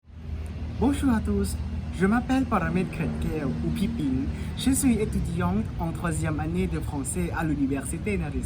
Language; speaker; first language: French; non-native, fluent; Thai